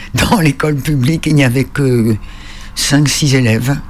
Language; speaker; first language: French; native; French